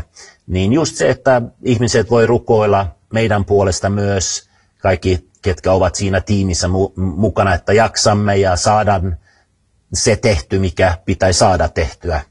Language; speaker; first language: Finnish; non-native, fluent; Swedish